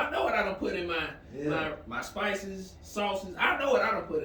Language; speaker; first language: English; native; English